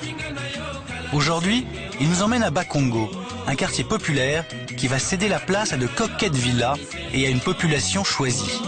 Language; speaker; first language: French; native; French